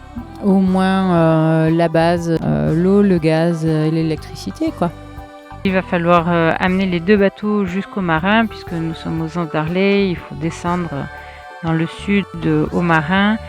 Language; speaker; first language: French; native; French